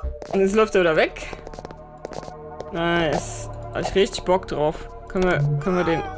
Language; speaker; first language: German; native; German